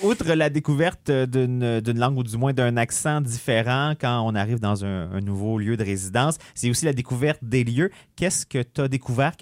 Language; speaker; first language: French; native; French